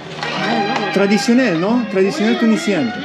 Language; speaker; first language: French; non-native, learner; Italian